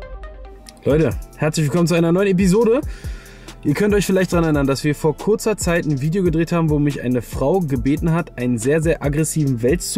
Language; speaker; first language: German; native; German